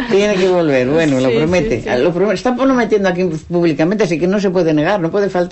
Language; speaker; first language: Spanish; native; Spanish